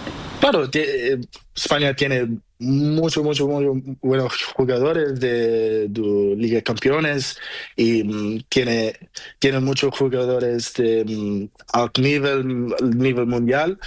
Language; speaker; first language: Spanish; non-native, learner; Portuguese